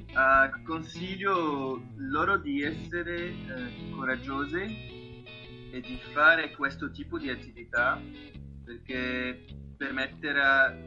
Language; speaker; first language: Italian; non-native, learner; Arabic